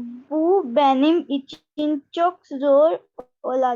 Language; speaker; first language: Turkish; non-native, learner; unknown